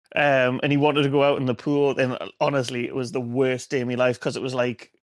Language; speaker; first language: English; native; English